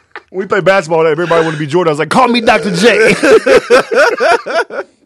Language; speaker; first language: English; native; English